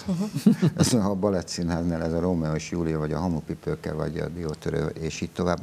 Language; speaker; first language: Hungarian; native; Hungarian